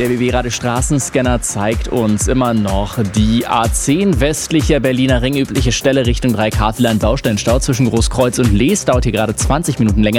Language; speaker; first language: German; native; German